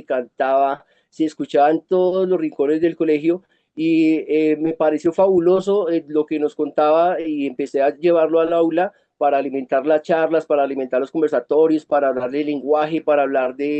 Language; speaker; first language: Spanish; native; Spanish